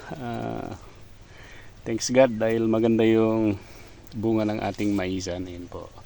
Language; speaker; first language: Filipino; non-native, local second language; Iloko